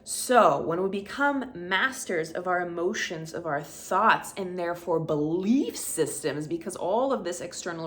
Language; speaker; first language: English; native; English